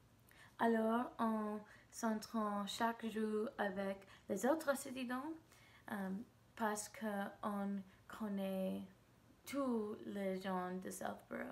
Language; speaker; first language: French; non-native, learner; English